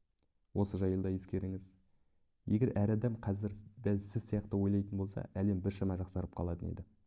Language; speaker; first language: Kazakh; native; Kazakh